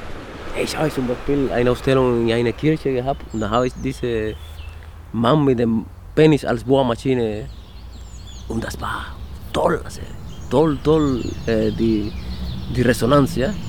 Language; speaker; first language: German; non-native, fluent; Spanish